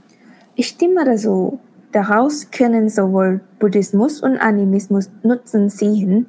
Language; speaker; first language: German; non-native, fluent; Thai